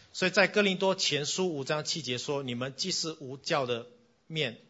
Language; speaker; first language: Chinese; non-native, fluent; English